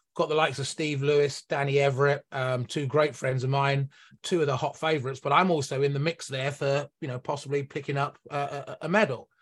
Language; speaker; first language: English; native; English